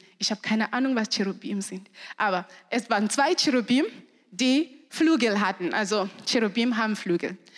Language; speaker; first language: German; non-native, fluent; Shona